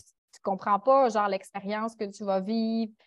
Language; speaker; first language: French; native; French